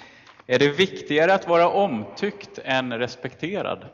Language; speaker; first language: Swedish; native; Swedish